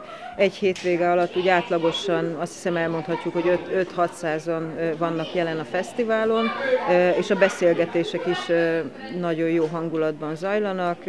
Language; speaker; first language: Hungarian; native; Hungarian